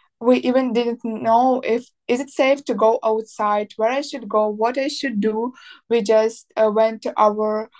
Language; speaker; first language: English; non-native, learner; Ukrainian